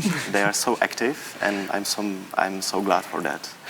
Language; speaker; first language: English; non-native, learner; Czech